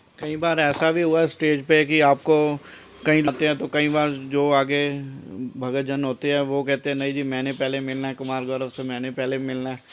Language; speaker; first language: Hindi; non-native, local second language; Punjabi